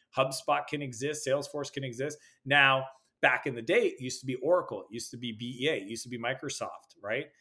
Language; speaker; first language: English; native; English